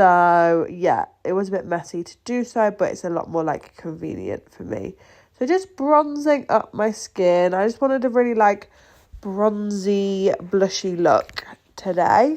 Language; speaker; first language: English; native; English